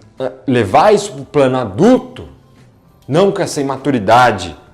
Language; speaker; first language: Portuguese; native; Portuguese